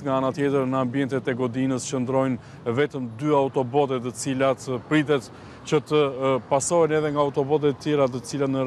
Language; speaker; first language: Albanian; native; Albanian